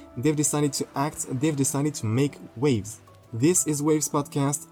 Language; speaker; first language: English; non-native, fluent; French